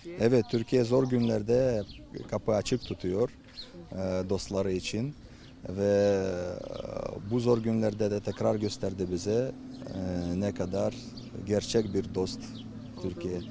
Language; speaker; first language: Turkish; non-native, fluent; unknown